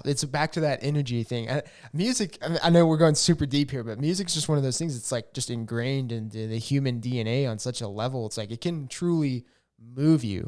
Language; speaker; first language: English; native; English